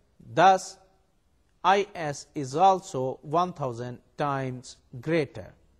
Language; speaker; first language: English; non-native, local second language; Urdu